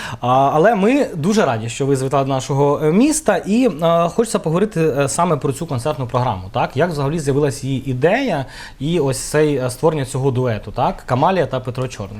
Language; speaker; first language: Ukrainian; native; Ukrainian